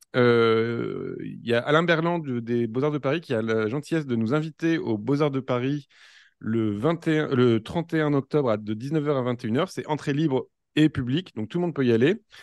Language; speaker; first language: French; native; French